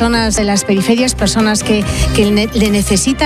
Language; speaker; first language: Spanish; native; Spanish